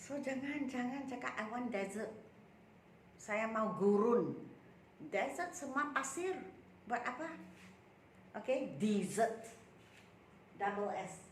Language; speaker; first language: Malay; non-native, local second language; Chinese